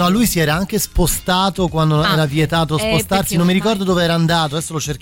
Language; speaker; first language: Italian; native; Italian